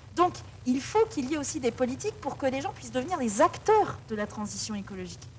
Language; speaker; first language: French; native; French